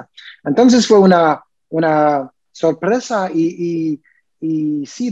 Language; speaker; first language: Spanish; non-native, learner; French